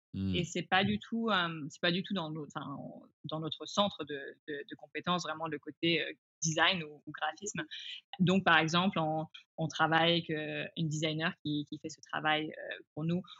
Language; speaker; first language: French; early bilingual, other home language; English